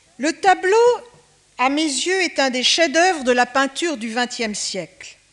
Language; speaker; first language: French; native; French